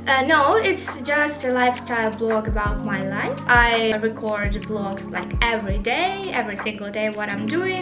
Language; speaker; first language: English; non-native, learner; Ukrainian